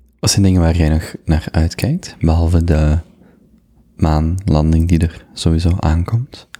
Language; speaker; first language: Dutch; native; Dutch